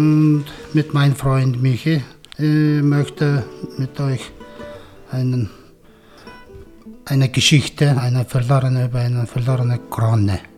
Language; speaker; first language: German; non-native, learner; Mongolian